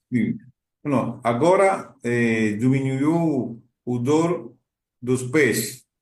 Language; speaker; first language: Portuguese; non-native, learner; Spanish